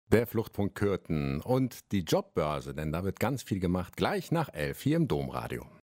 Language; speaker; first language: German; native; German